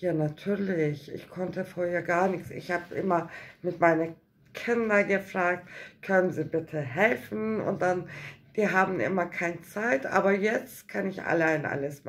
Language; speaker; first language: German; non-native, learner; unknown